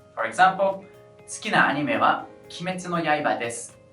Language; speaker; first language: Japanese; non-native, fluent; English